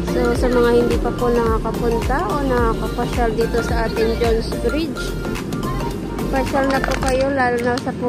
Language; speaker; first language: Filipino; native; Filipino